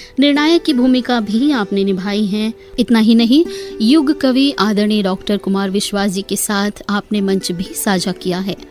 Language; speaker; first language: Hindi; native; Hindi